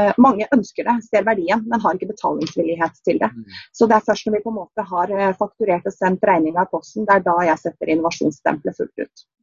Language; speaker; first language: Norwegian; native; Norwegian